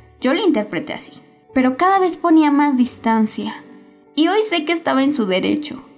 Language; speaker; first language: Spanish; native; Spanish